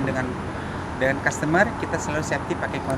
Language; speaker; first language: Indonesian; native; Indonesian